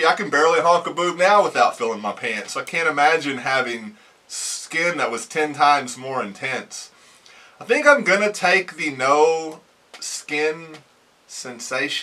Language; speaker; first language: English; native; English